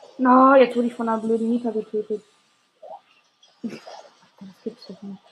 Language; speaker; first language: German; native; German